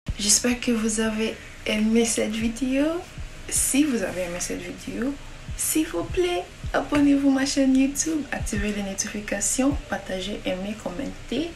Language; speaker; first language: French; non-native, learner; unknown